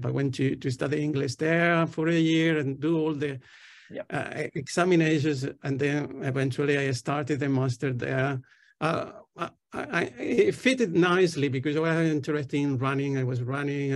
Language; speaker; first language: English; non-native, fluent; Spanish